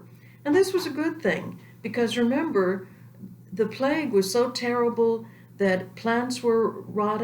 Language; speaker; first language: English; native; English